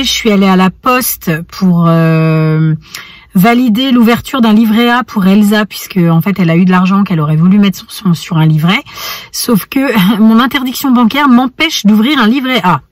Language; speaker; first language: French; native; French